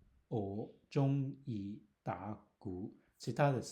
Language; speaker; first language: Japanese; non-native, fluent; Cantonese